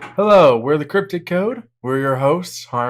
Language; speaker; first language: English; native; English